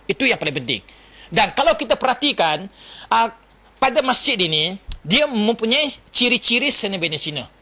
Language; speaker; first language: Malay; non-native, local second language; Chinese